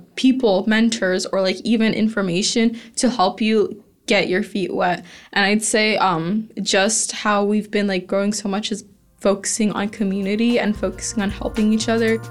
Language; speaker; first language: English; native; English